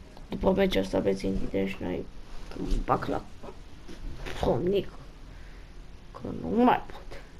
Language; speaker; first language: English; non-native, learner; Romanian